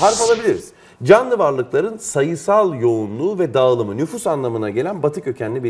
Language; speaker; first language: Turkish; native; Turkish